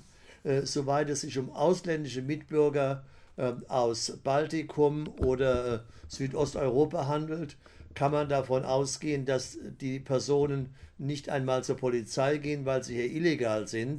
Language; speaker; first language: German; native; German